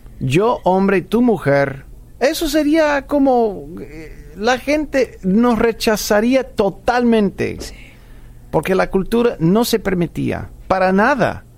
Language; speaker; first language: Spanish; non-native, fluent; English